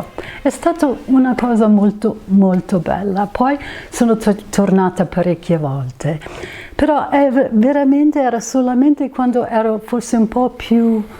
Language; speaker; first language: Italian; early bilingual, heritage; Italian